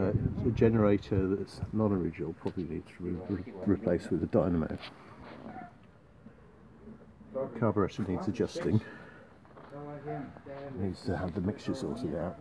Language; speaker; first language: English; native; English